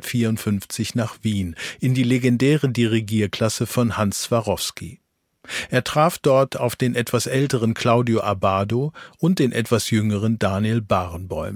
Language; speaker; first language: German; native; German